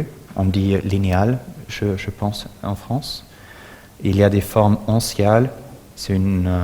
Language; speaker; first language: French; non-native, fluent; German